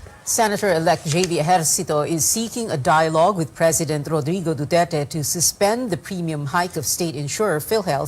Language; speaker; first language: English; non-native, local second language; Filipino